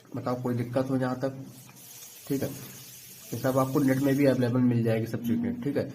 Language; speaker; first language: Hindi; native; Hindi